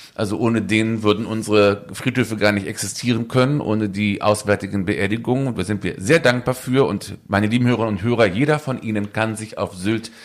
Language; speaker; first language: German; native; German